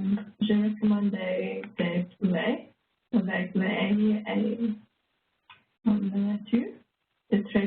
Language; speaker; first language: French; non-native, learner; English